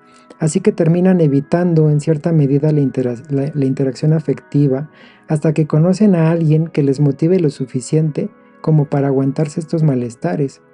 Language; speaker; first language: Spanish; native; Spanish